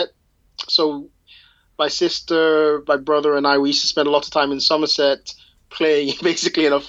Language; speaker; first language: English; native; English